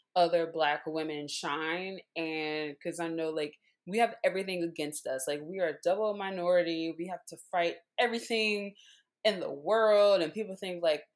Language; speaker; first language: English; native; English